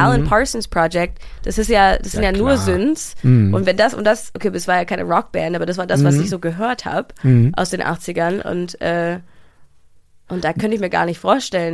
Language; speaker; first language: German; early bilingual, heritage; German